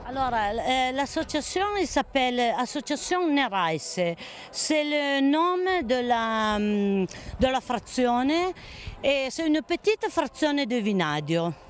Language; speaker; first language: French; non-native, learner; Italian